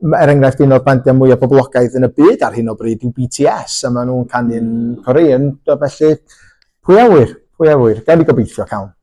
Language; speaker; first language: Welsh; non-native, local second language; English